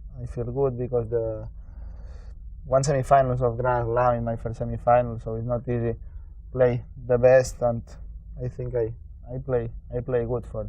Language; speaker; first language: English; non-native, learner; Spanish